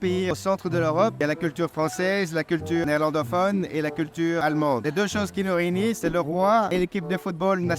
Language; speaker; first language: French; native; French